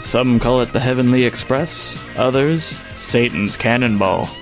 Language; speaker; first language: English; native; English